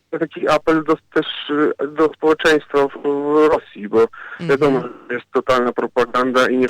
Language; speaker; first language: Polish; non-native, fluent; Ukrainian